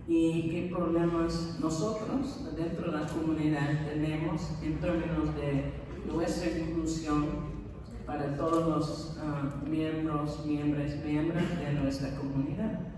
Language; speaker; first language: Spanish; non-native, fluent; English